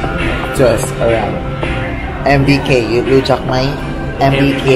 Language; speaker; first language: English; non-native, local second language; Filipino